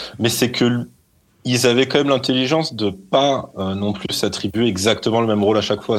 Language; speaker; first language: French; native; French